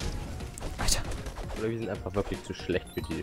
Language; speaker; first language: German; native; German